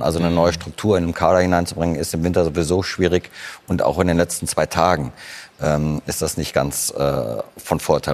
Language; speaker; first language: German; native; German